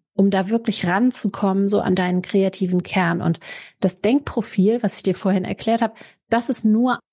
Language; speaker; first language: German; native; German